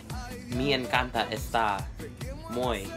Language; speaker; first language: Spanish; non-native, learner; English